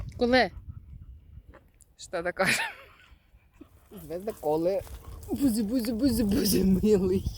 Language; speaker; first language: Bosnian; non-native, learner; Ukrainian